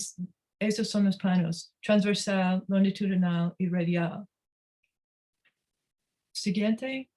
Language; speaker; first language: Spanish; non-native, learner; English